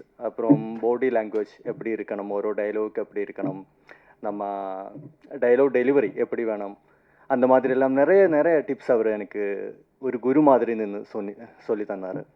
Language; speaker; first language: Tamil; non-native, fluent; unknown